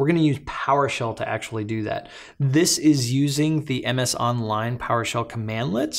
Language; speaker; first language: English; native; English